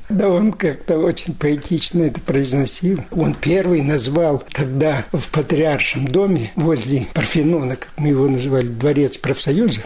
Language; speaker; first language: Russian; native; Russian